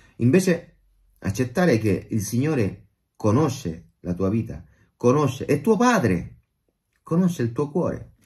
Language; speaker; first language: Italian; non-native, fluent; Spanish